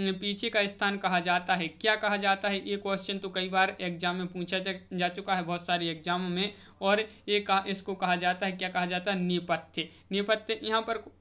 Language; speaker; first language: Hindi; native; Hindi